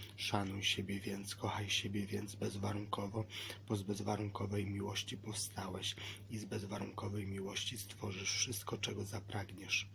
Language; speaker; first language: Polish; native; Polish